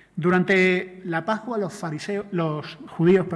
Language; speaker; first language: Spanish; native; Spanish